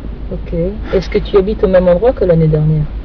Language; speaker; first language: French; native; French